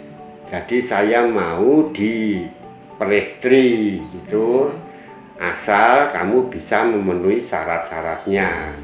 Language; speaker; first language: Indonesian; non-native, local second language; Javanese